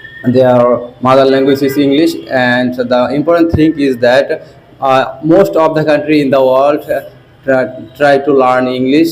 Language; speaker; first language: English; non-native, learner; Bangla